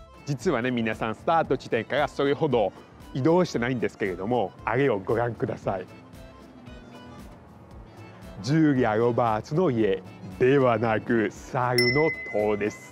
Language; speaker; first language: Japanese; non-native, fluent; Italian